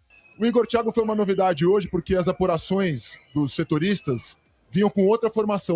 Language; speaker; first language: Portuguese; native; Portuguese